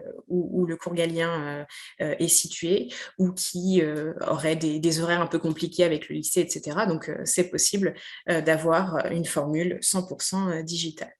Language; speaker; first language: French; native; French